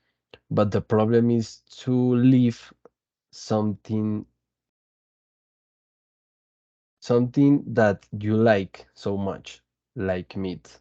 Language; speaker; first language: English; non-native, fluent; Spanish